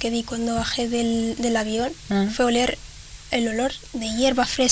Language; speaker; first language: Spanish; early bilingual, other home language; Arabic